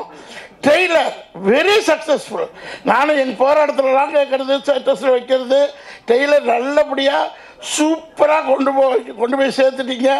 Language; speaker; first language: Tamil; native; Tamil